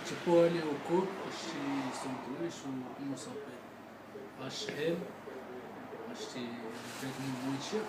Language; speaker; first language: French; non-native, learner; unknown